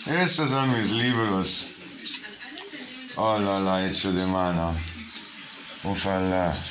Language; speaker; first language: Spanish; non-native, learner; German